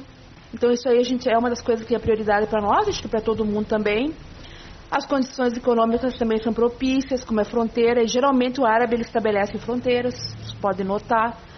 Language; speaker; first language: Portuguese; early bilingual, heritage; Portuguese